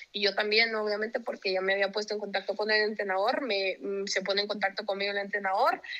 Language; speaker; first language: Spanish; native; Spanish